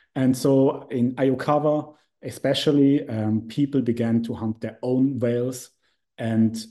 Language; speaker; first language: English; non-native, fluent; Swiss German